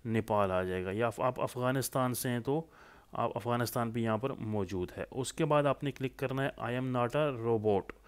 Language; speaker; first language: Urdu; non-native, local second language; Punjabi